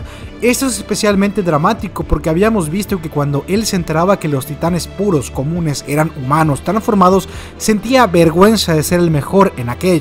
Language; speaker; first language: Spanish; native; Spanish